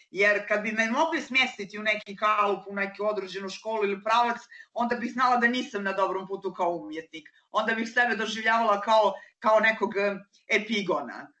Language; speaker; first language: Serbian; native; Serbian